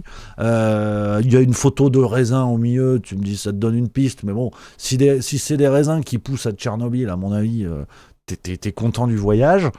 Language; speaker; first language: French; native; French